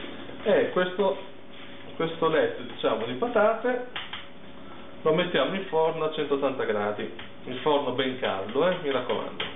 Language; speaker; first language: Italian; native; Italian